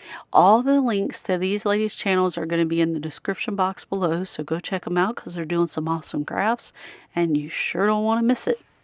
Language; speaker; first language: English; native; English